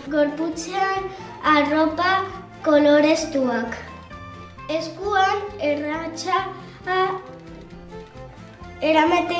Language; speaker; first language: Basque; non-native, local second language; Spanish